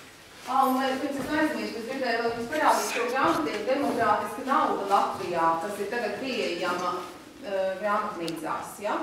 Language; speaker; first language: Latvian; native; Latvian